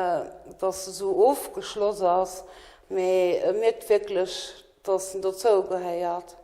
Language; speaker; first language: German; non-native, local second language; Luxembourgish